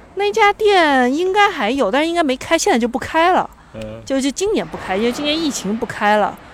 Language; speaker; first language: Chinese; native; Chinese